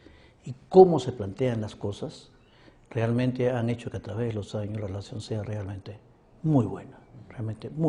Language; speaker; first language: Spanish; native; Spanish